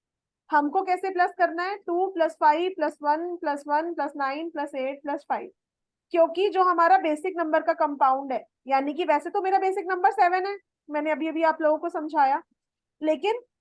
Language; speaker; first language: Hindi; native; Hindi